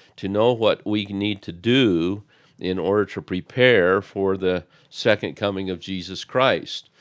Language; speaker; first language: English; native; English